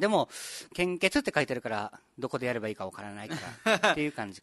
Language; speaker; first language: Japanese; native; Japanese